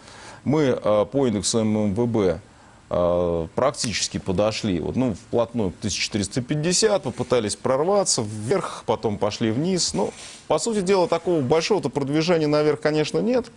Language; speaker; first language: Russian; native; Russian